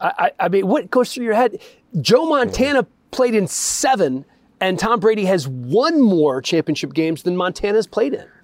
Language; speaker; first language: English; native; English